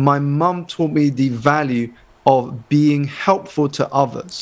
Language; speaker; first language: English; native; English